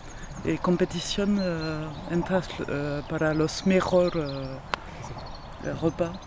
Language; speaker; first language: Spanish; non-native, learner; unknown